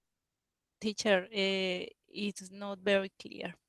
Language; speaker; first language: English; non-native, learner; Spanish